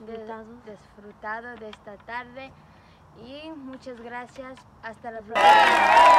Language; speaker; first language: Spanish; early bilingual, heritage; Spanish